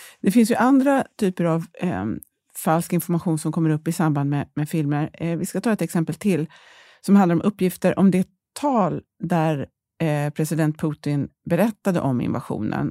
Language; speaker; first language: Swedish; native; Swedish